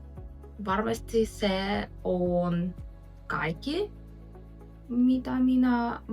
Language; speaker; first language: Finnish; non-native, learner; Russian